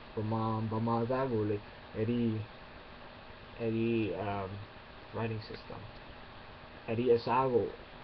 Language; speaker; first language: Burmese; non-native, learner; English